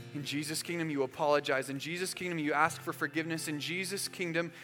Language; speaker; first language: English; native; English